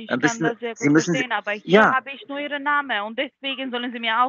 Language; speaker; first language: German; non-native, learner; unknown